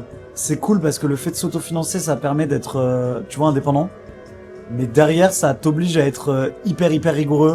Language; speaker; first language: French; native; French